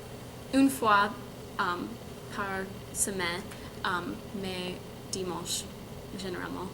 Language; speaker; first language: French; non-native, learner; English